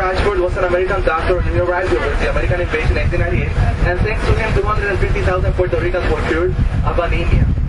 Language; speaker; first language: English; non-native, fluent; Spanish